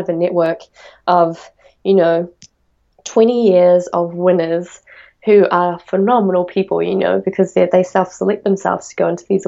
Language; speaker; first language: English; native; English